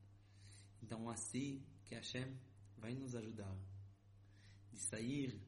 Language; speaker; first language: Portuguese; non-native, fluent; Hebrew